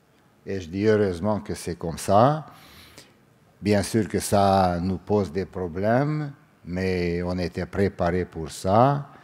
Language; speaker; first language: French; non-native, fluent; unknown